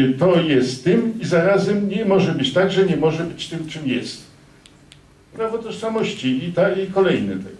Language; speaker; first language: Polish; native; Polish